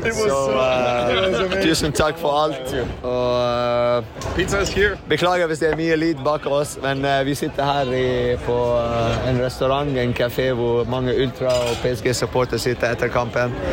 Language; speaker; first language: Norwegian; non-native, fluent; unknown